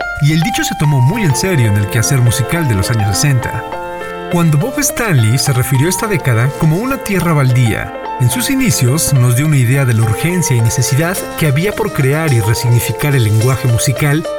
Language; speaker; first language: Spanish; native; Spanish